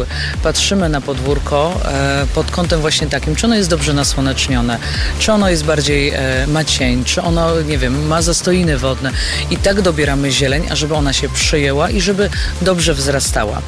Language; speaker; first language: Polish; native; Polish